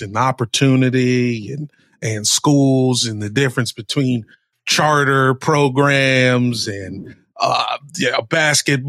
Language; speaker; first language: English; native; English